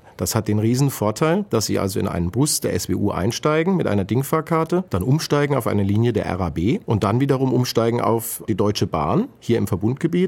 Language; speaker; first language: German; native; German